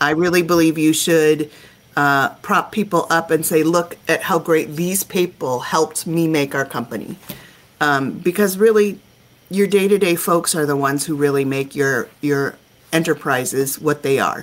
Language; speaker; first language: English; native; English